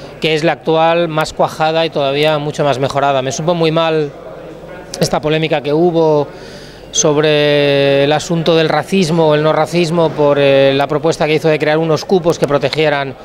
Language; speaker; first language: Spanish; native; Spanish